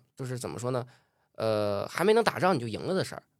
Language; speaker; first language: Chinese; native; Chinese